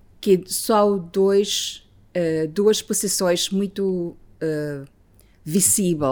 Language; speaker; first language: Portuguese; non-native, learner; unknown